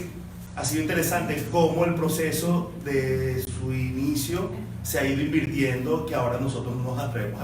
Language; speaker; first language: Spanish; native; Spanish